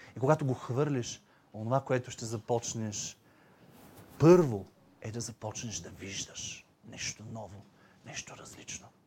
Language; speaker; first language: Bulgarian; native; Bulgarian